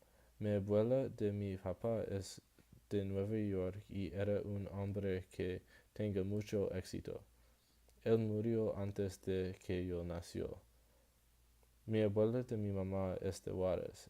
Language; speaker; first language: Spanish; non-native, learner; English